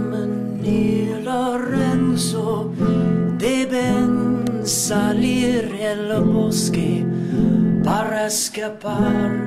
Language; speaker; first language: Spanish; non-native, learner; English